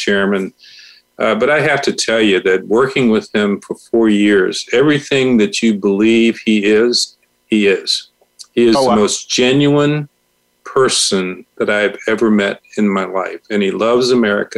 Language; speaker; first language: English; native; English